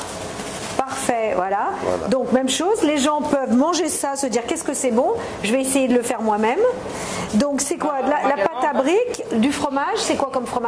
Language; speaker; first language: French; native; French